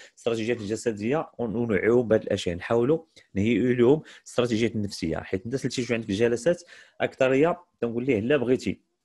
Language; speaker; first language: Arabic; native; Arabic